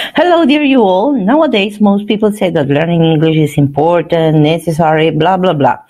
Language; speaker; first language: English; non-native, fluent; Spanish